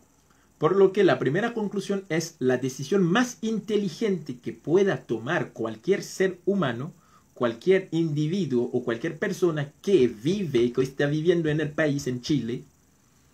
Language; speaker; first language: Spanish; non-native, fluent; Haitian Creole